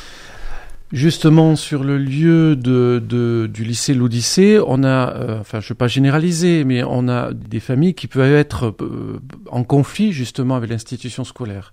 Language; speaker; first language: French; native; French